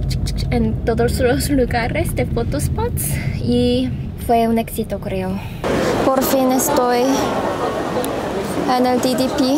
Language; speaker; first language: Spanish; non-native, fluent; Korean